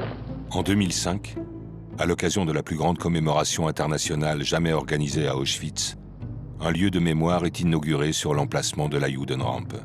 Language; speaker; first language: French; native; French